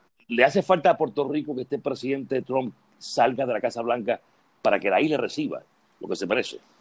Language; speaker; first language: Spanish; native; Spanish